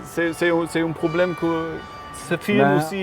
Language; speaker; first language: French; non-native, learner; German